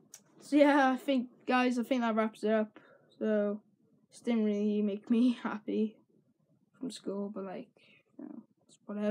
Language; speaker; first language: English; native; English